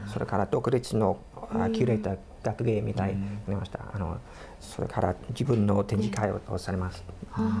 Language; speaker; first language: Japanese; non-native, fluent; English